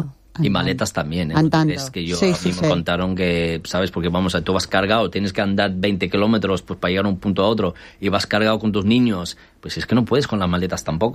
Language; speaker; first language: Spanish; native; Spanish